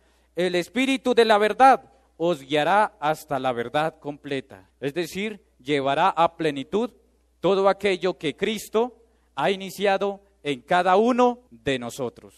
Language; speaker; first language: Spanish; native; Spanish